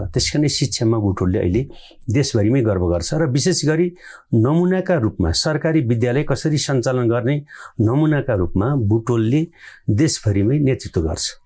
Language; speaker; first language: Nepali; native; Nepali